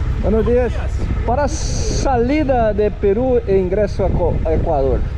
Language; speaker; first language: Spanish; non-native, learner; Portuguese